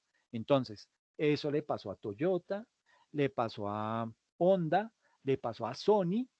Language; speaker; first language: Spanish; native; Spanish